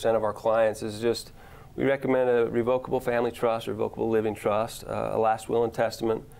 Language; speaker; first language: English; native; English